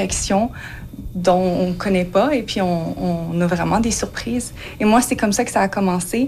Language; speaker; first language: French; native; French